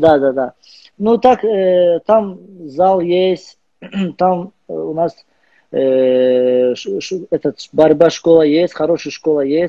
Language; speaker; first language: Russian; non-native, learner; Azerbaijani